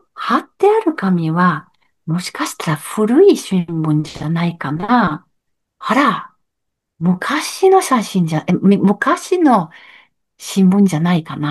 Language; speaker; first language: Japanese; non-native, learner; French